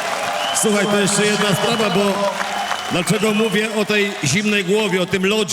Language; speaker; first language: Polish; native; Polish